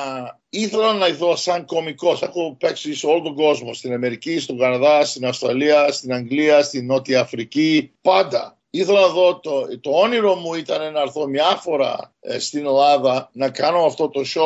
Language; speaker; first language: Greek; early bilingual, heritage; Greek